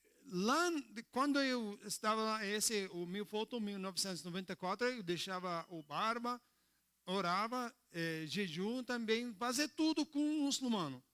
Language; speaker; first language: Portuguese; non-native, learner; Arabic